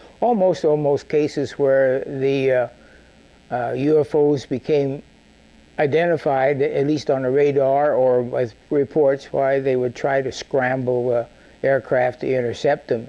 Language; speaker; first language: English; native; English